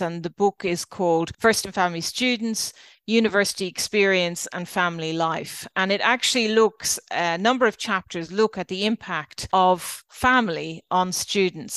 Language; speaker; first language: English; native; English